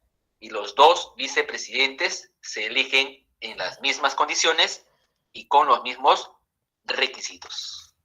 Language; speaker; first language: Spanish; native; Spanish